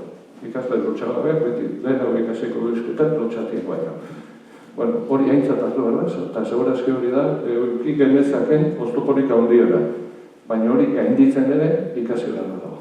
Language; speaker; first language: Basque; native; Basque